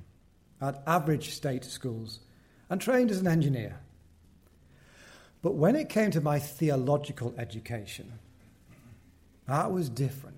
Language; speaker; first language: English; native; English